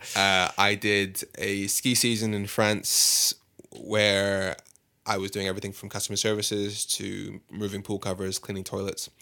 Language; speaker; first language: English; native; English